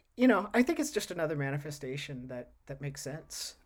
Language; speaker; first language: English; native; English